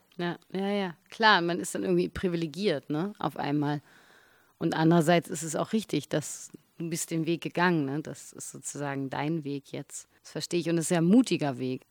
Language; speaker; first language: German; native; German